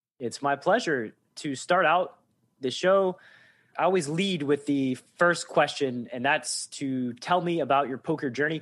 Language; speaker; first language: English; native; English